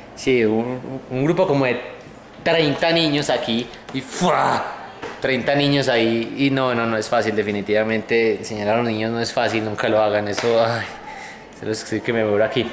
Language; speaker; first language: Spanish; native; Spanish